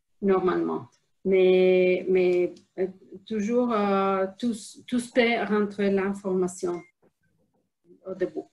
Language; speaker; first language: French; non-native, fluent; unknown